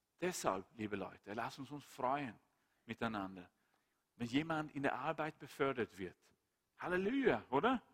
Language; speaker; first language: German; non-native, fluent; Swedish